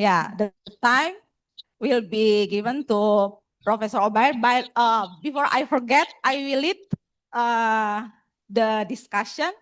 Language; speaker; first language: English; non-native, fluent; Indonesian